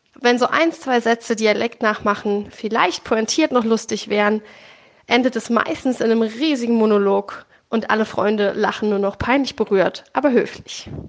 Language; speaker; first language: German; native; German